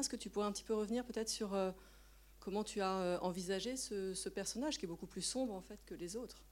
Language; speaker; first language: French; native; French